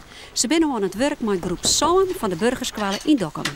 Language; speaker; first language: Dutch; non-native, local second language; Western Frisian